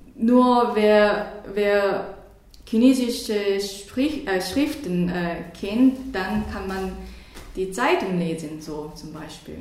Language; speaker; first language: German; non-native, fluent; Korean